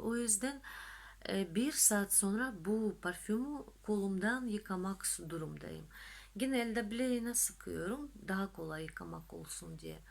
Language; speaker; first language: Turkish; non-native, fluent; Russian